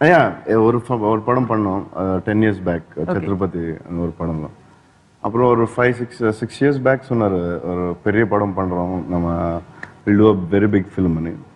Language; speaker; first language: Tamil; non-native, learner; Telugu